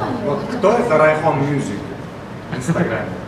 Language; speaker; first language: Russian; non-native, local second language; Uzbek